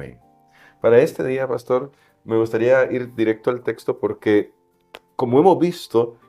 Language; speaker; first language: Spanish; native; Spanish